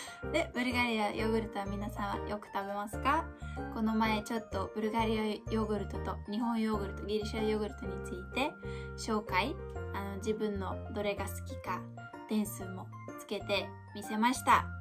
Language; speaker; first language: Japanese; non-native, fluent; Bulgarian